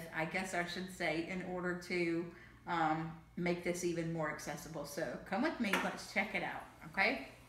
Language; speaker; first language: English; native; English